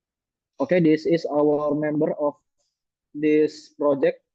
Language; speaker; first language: English; non-native, learner; Indonesian